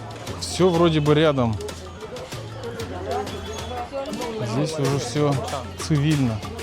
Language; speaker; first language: Russian; native; Russian